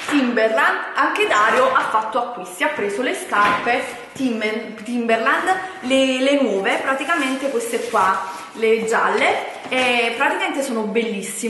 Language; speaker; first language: Italian; native; Italian